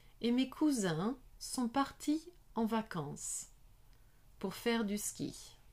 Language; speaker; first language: French; non-native, learner; English